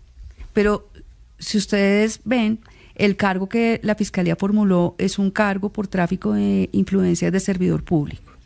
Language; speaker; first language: Spanish; native; Spanish